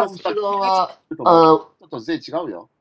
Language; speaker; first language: Japanese; non-native, fluent; Chinese